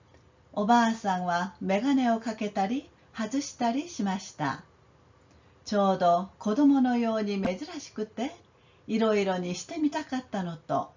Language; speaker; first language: Japanese; non-native, fluent; Korean